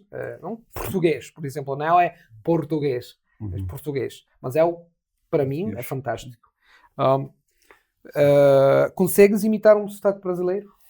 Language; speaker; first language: Portuguese; non-native, fluent; Italian